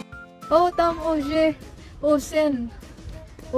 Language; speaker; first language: Russian; non-native, learner; Filipino